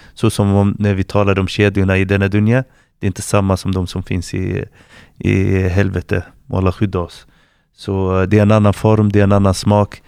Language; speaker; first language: Swedish; non-native, fluent; Arabic